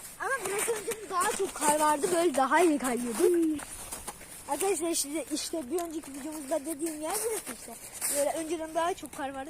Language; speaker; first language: Turkish; native; Turkish